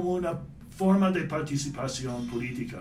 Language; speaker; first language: Spanish; non-native, fluent; English